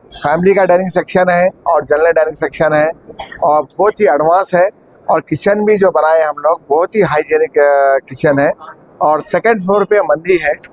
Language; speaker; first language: Hindi; non-native, local second language; Urdu